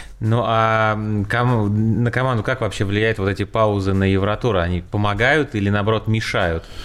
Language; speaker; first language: Russian; native; Russian